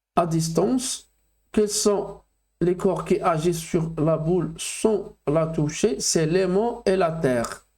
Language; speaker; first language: French; non-native, local second language; Arabic